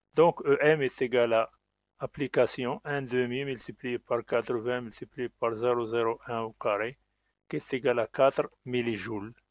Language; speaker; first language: French; non-native, local second language; Arabic